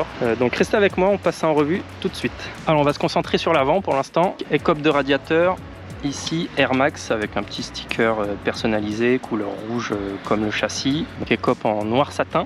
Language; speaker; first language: French; native; French